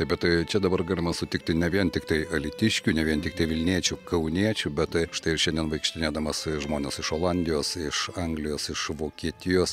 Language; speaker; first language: Lithuanian; native; Lithuanian